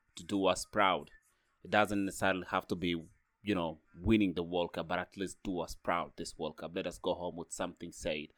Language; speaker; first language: English; non-native, fluent; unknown